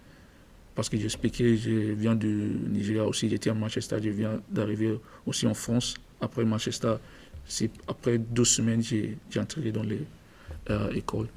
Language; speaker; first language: French; non-native, learner; English